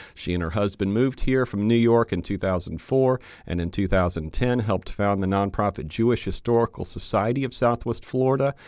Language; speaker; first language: English; native; English